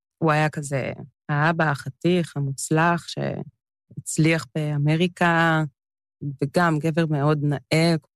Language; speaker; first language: Hebrew; early bilingual, other home language; English